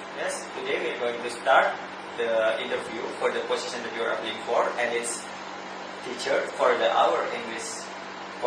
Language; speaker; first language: English; non-native, learner; Indonesian